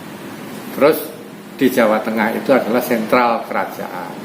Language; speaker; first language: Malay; non-native, local second language; Javanese